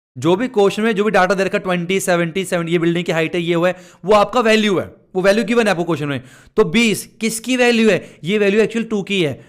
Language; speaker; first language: Hindi; native; Hindi